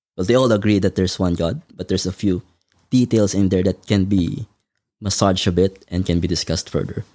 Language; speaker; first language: English; non-native, local second language; Filipino